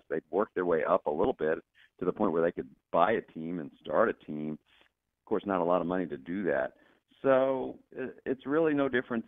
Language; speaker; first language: English; native; English